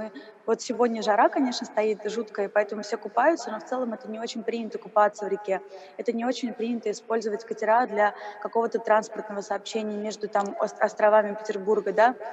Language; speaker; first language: Russian; native; Russian